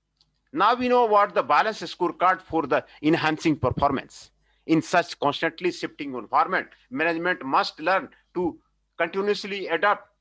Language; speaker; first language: English; non-native, local second language; Hindi